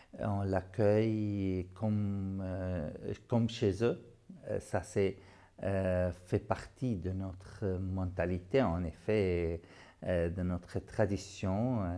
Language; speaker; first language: French; non-native, fluent; Arabic